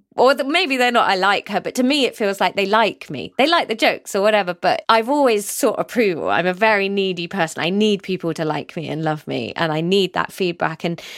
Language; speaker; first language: English; native; English